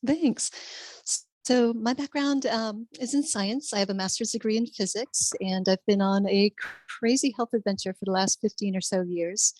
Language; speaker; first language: English; native; English